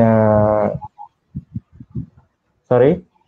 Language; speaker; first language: English; non-native, learner; Indonesian